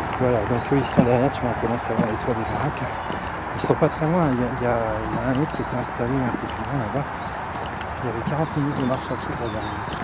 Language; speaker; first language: French; native; French